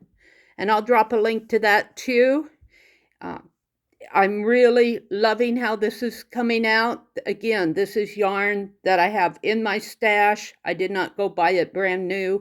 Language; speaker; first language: English; native; English